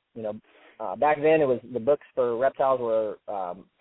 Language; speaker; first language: English; native; English